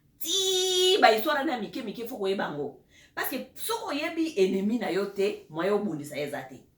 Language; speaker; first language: Lingala; non-native, local second language; Swahili